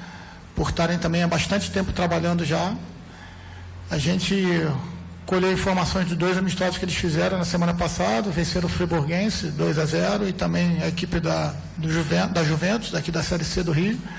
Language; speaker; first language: Portuguese; native; Portuguese